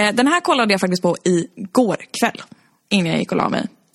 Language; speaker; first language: Swedish; native; Swedish